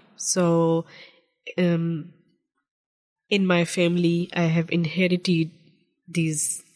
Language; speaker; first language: English; non-native, local second language; Urdu